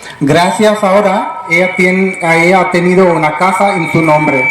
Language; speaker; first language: Spanish; non-native, fluent; Telugu